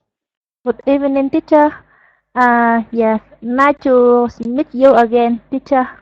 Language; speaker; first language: English; non-native, learner; Vietnamese